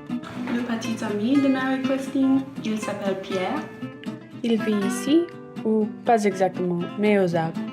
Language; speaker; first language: French; non-native, learner; English